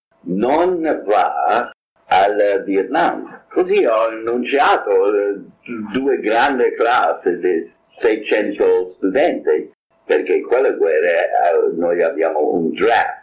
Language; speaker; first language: Italian; non-native, fluent; English